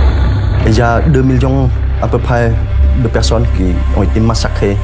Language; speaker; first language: French; non-native, fluent; Khmer